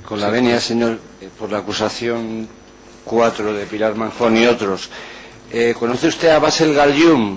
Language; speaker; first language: Spanish; native; Spanish